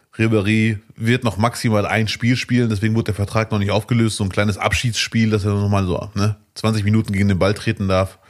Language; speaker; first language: German; early bilingual, other home language; Arabic